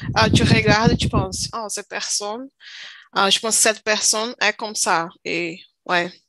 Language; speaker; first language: French; non-native, learner; Portuguese